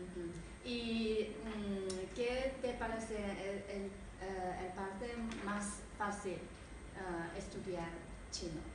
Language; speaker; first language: Spanish; non-native, learner; Chinese